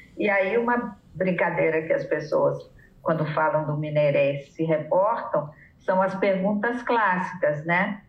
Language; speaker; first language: Portuguese; native; Portuguese